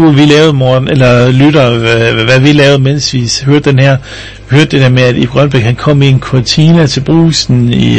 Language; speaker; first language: Danish; native; Danish